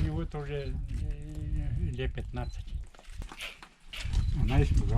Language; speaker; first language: Russian; non-native, local second language; Yakut